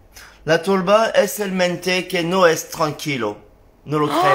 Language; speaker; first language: Spanish; non-native, learner; French